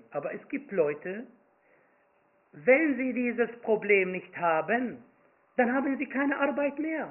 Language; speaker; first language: German; non-native, fluent; Arabic